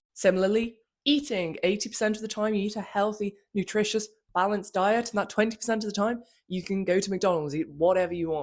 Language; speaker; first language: English; native; English